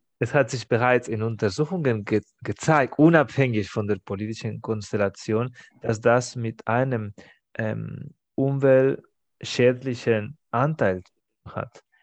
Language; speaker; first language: German; non-native, fluent; Spanish